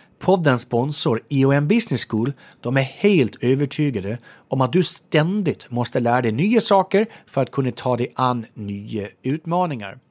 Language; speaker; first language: Swedish; native; Swedish